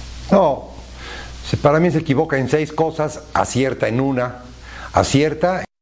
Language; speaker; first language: Spanish; native; Spanish